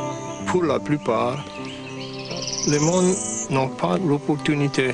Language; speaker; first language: French; non-native, local second language; English